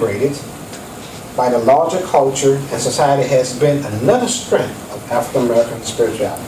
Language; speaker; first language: English; native; English